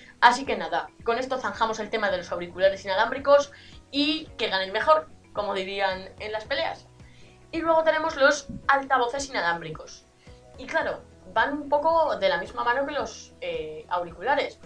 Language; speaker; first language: Spanish; native; Spanish